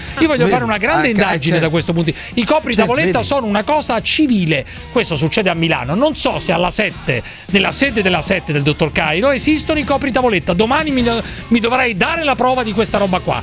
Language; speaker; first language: Italian; native; Italian